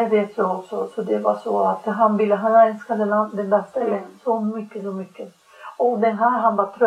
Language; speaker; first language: Swedish; non-native, learner; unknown